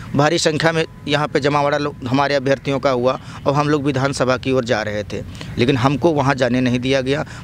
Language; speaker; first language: Hindi; native; Hindi